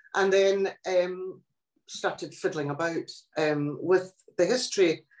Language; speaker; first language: English; non-native, local second language; Italian